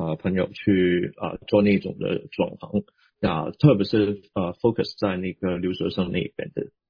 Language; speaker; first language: Chinese; non-native, local second language; Cantonese